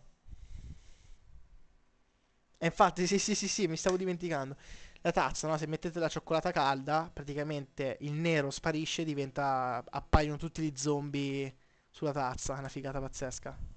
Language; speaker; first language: Italian; native; Italian